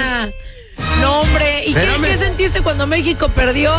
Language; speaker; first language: Spanish; native; Spanish